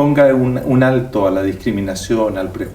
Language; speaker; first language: Spanish; native; Spanish